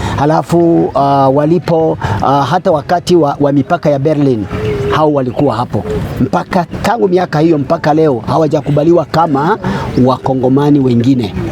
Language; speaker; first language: Swahili; non-native, local second language; Kinyarwanda